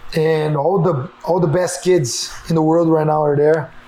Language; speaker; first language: English; non-native, fluent; Portuguese